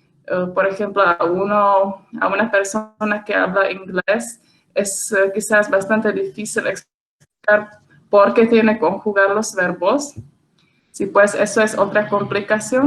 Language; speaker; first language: Spanish; non-native, fluent; Czech